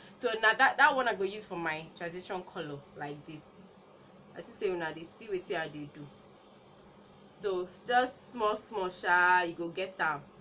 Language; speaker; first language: Nigerian Pidgin; non-native, local second language; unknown